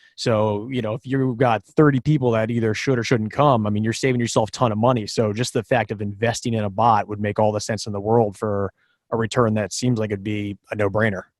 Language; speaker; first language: English; native; English